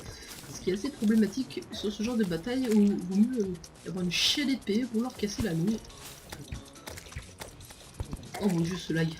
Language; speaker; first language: French; native; French